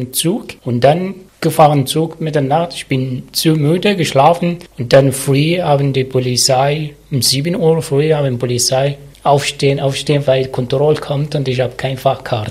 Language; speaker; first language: German; non-native, learner; Arabic